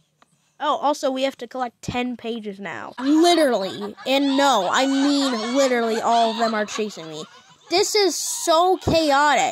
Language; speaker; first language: English; native; English